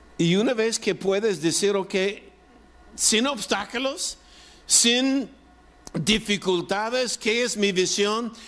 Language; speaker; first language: Spanish; non-native, fluent; English